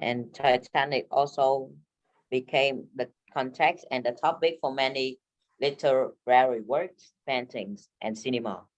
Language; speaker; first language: English; non-native, learner; Vietnamese